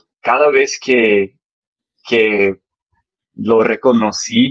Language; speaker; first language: Spanish; early bilingual, heritage; English